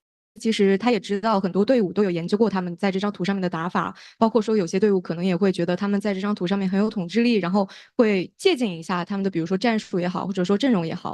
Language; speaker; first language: Chinese; native; Chinese